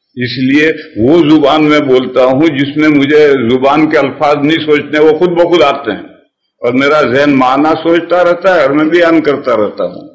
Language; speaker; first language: Urdu; native; Urdu